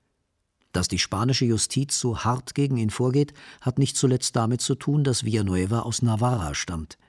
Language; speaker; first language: German; native; German